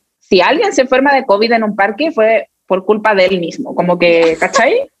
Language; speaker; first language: Spanish; native; Spanish